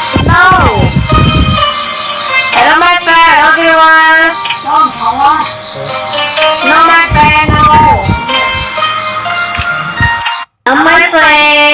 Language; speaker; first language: English; non-native, learner; Vietnamese